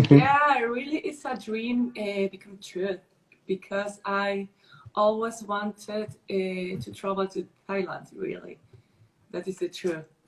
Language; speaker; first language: English; non-native, learner; Spanish